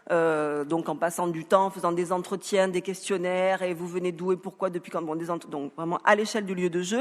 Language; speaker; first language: French; native; French